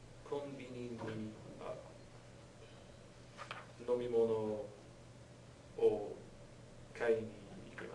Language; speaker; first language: Japanese; non-native, learner; English